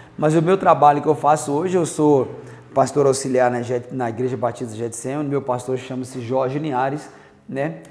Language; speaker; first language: Portuguese; native; Portuguese